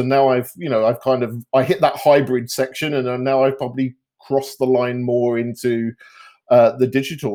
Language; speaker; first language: English; native; English